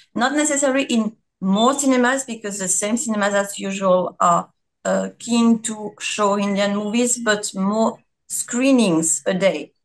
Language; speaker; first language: English; non-native, fluent; French